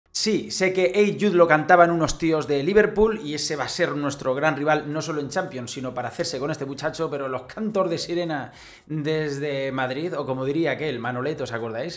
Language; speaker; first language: Spanish; native; Spanish